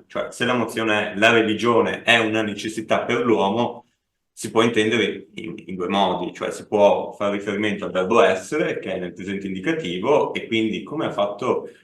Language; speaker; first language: Italian; native; Italian